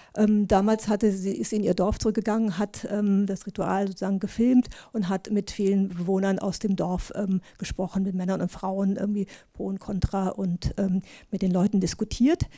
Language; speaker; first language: German; native; German